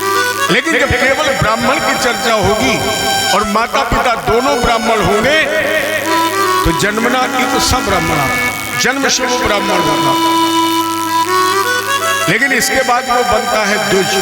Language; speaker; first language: Hindi; native; Hindi